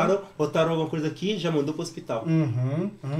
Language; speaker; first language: Portuguese; native; Portuguese